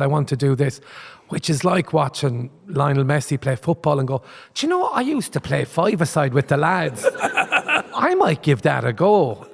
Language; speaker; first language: English; native; English